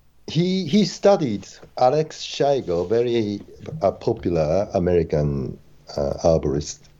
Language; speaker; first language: English; non-native, fluent; Japanese